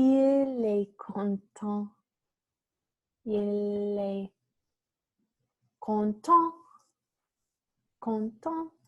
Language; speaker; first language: French; non-native, fluent; English